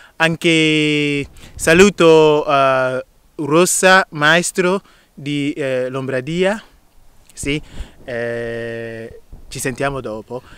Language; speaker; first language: Italian; non-native, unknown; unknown